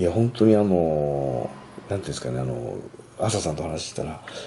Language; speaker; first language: Japanese; native; Japanese